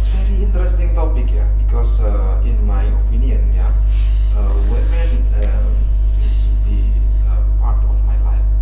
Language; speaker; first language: English; non-native, learner; Indonesian